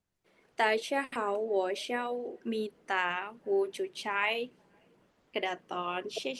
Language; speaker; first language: Chinese; non-native, learner; Indonesian